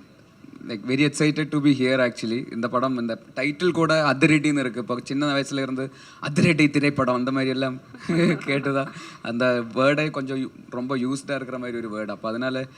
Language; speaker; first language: Tamil; non-native, learner; Malayalam